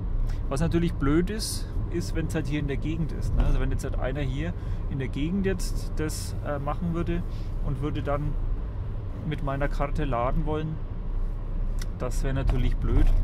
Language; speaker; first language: German; native; German